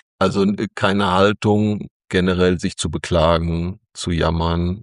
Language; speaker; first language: German; native; German